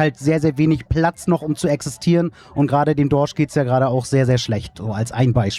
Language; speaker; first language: German; native; German